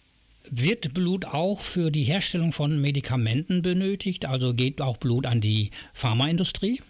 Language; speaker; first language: German; native; German